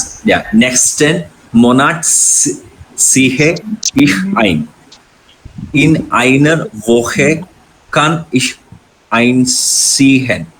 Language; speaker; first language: German; non-native, learner; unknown